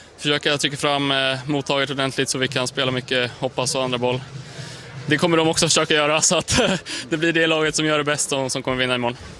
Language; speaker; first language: Swedish; native; Swedish